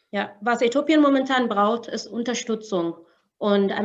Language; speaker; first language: German; non-native, learner; Amharic